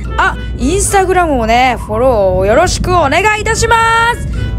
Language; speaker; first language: Japanese; native; Japanese